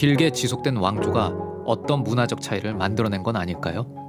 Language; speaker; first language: Korean; native; Korean